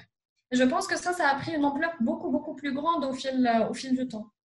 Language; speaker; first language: French; non-native, local second language; Arabic